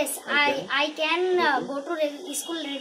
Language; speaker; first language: English; non-native, learner; Bangla